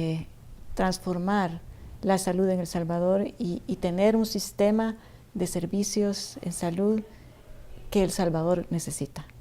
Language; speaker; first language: Spanish; native; Spanish